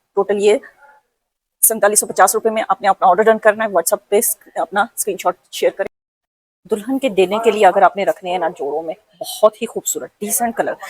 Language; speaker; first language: Urdu; non-native, local second language; Punjabi